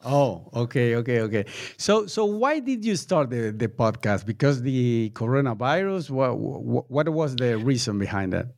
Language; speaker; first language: English; non-native, fluent; Spanish